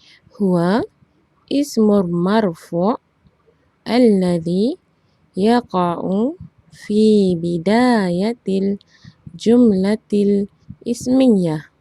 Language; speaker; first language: Arabic; non-native, fluent; Malay